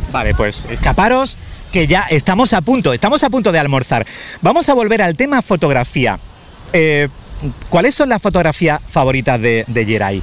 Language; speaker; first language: Spanish; native; Spanish